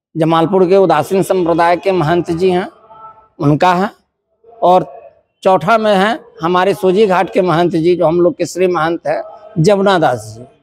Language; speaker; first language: Hindi; native; Hindi